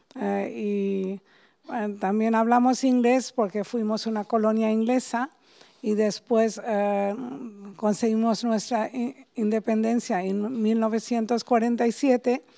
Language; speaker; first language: Spanish; non-native, fluent; Bangla